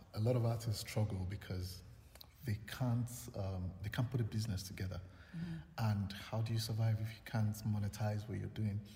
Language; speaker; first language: English; non-native, local second language; Yoruba